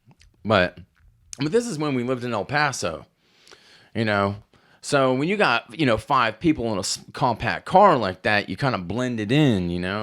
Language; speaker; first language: English; native; English